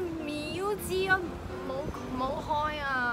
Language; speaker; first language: Cantonese; non-native, learner; Chinese